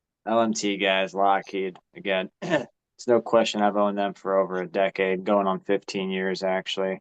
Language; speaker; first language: English; native; English